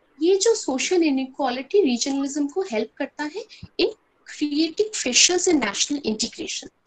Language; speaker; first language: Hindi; non-native, local second language; Bangla